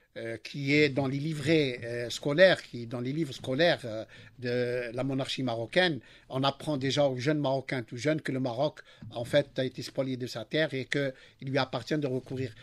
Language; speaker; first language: French; non-native, local second language; Arabic